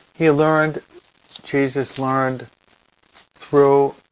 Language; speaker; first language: English; native; English